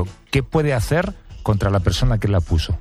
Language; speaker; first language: Spanish; native; Spanish